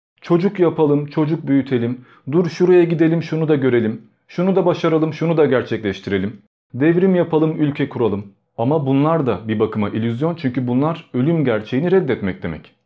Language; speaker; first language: Turkish; early bilingual, other home language; Albanian